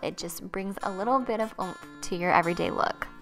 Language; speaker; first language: English; native; English